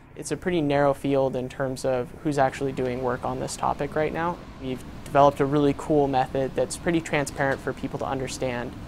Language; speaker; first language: English; native; English